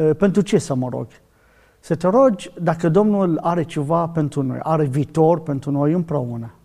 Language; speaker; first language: Romanian; non-native, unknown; Arabic